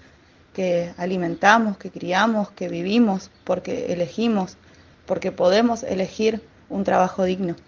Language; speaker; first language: Spanish; native; Spanish